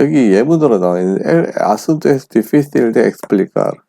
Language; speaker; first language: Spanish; non-native, fluent; Korean